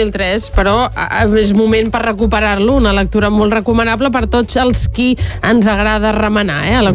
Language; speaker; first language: Catalan; native; Catalan